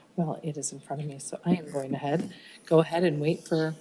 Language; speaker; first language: English; early bilingual, other home language; Arabic